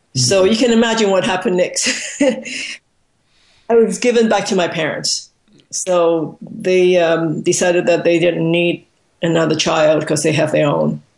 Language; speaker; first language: English; non-native, local second language; Cantonese